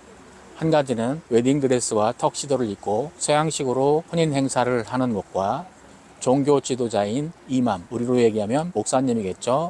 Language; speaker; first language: Korean; native; Korean